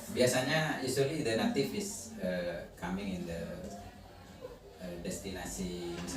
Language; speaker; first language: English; non-native, learner; Indonesian